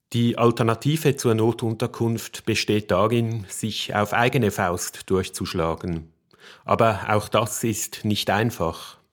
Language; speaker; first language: German; native; German